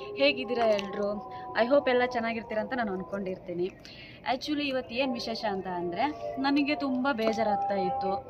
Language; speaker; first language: Kannada; native; Kannada